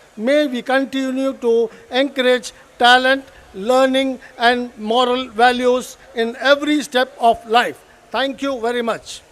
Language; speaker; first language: English; non-native, local second language; Tamil